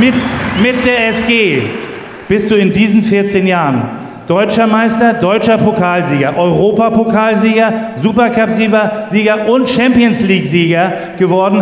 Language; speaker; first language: German; native; German